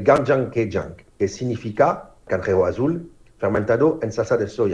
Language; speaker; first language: Spanish; non-native, fluent; French